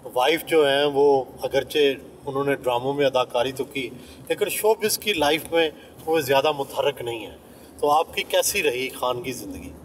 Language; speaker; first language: Urdu; non-native, local second language; Punjabi